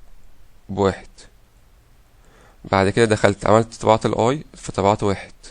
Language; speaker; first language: Arabic; native; Arabic